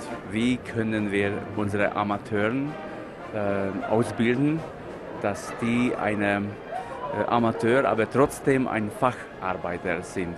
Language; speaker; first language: German; non-native, local second language; Hungarian